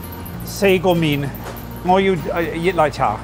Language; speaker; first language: Cantonese; non-native, fluent; English